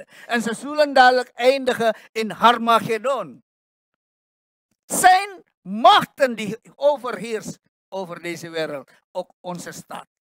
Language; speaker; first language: Dutch; non-native, learner; Indonesian